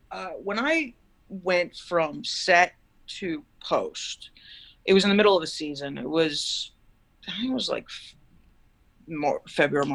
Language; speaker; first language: English; native; English